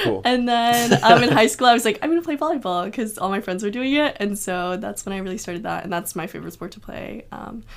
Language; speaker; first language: English; native; English